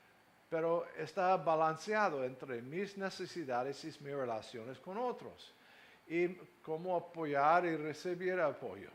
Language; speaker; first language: Spanish; non-native, fluent; English